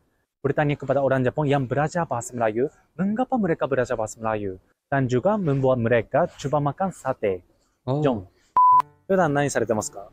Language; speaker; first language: Indonesian; non-native, fluent; Japanese